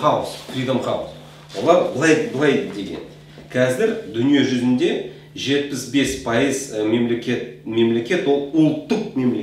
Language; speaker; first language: Kazakh; non-native, local second language; Russian